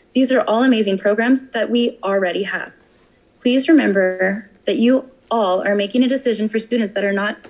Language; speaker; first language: English; native; English